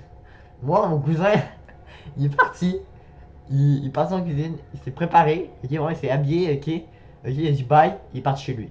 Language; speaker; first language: French; native; French